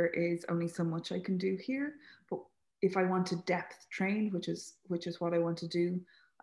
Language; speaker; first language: English; native; English